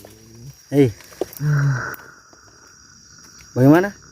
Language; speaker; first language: Indonesian; native; Indonesian